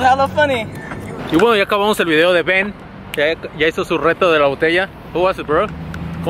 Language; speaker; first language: Spanish; native; Spanish